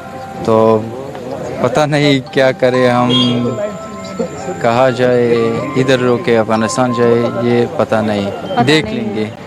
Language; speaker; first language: Hindi; non-native, fluent; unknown